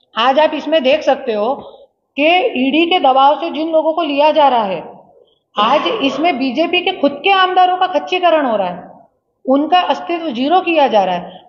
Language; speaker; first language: Hindi; non-native, local second language; Marathi